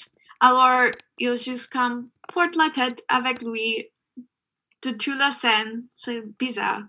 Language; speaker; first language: French; non-native, learner; English